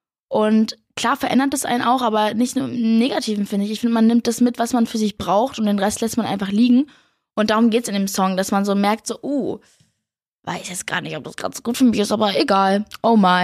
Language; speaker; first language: German; native; German